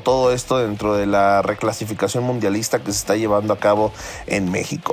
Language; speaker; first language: Spanish; native; Spanish